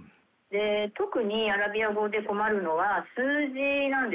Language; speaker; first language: Japanese; native; Japanese